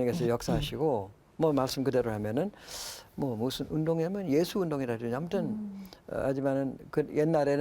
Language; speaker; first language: Korean; non-native, fluent; English